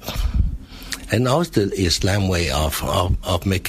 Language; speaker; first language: English; non-native, local second language; Cantonese